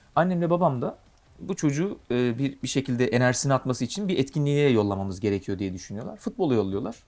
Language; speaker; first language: Turkish; native; Turkish